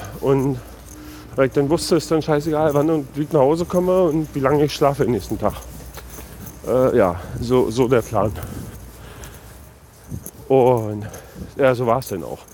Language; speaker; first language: German; native; German